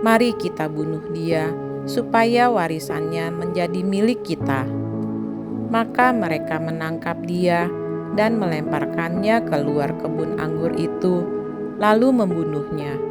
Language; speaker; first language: Indonesian; native; Indonesian